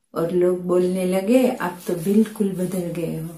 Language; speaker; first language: Hindi; non-native, local second language; Gujarati